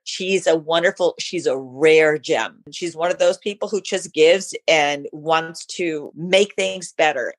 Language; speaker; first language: English; early bilingual, other home language; Spanish